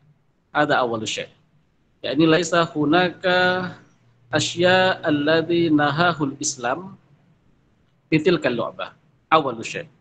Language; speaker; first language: Arabic; non-native, fluent; Indonesian